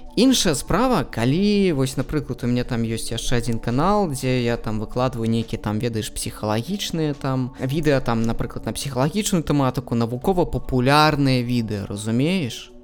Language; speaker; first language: Belarusian; non-native, local second language; Russian